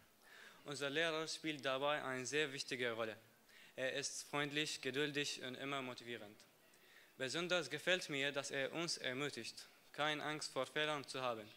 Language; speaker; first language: German; non-native, learner; Arabic